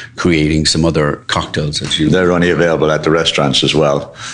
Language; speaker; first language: English; native; English